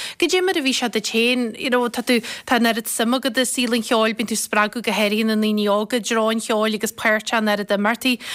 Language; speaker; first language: Irish; native; Irish